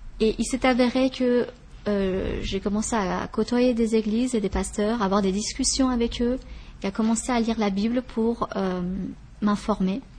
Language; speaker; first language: French; early bilingual, other home language; Persian